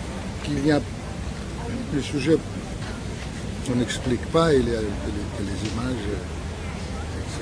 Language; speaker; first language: French; non-native, fluent; Russian